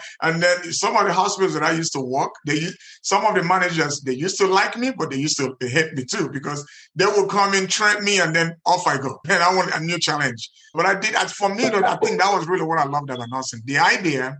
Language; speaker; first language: English; non-native, local second language; Igbo